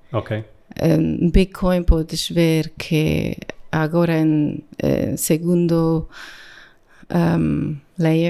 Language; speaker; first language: Portuguese; non-native, learner; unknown